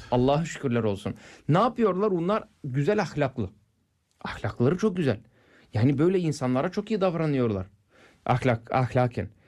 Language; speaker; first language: Turkish; non-native, fluent; English